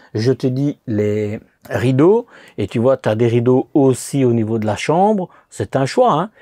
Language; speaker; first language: French; native; French